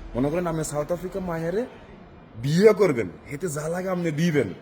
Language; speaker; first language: Bangla; non-native, learner; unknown